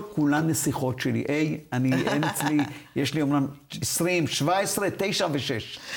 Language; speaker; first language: Hebrew; early bilingual, other home language; Arabic